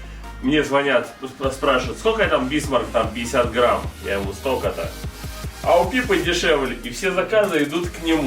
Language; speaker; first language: Russian; native; Russian